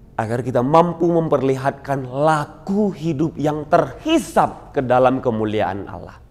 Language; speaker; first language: Indonesian; non-native, local second language; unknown